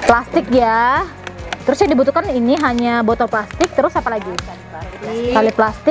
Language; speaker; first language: Indonesian; native; Indonesian